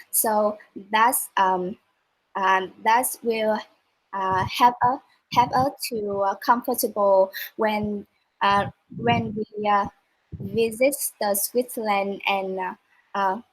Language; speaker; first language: English; non-native, learner; Vietnamese